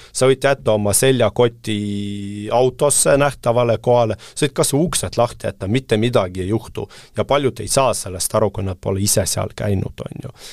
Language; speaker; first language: Estonian; non-native, local second language; Russian